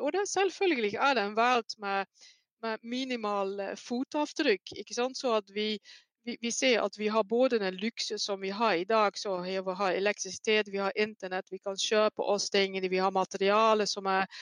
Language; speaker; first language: Norwegian; non-native, fluent; Dutch